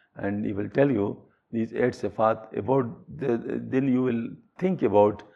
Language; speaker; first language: English; non-native, local second language; Pashto